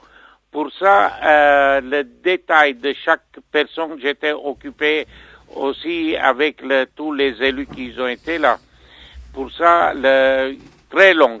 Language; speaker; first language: French; non-native, fluent; Armenian